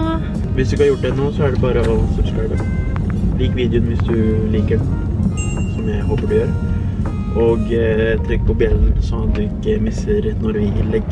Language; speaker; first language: Norwegian; early bilingual, other home language; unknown